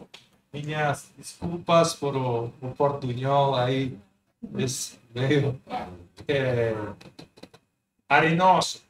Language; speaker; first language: Portuguese; non-native, fluent; Spanish